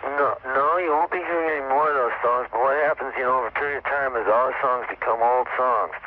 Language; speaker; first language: English; native; English